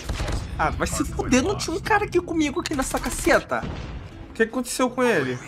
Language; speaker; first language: Portuguese; native; Portuguese